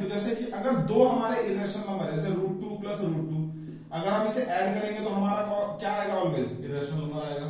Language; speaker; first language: Hindi; native; Hindi